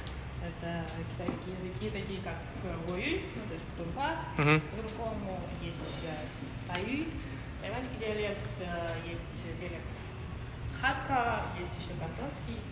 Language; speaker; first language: Russian; non-native, local second language; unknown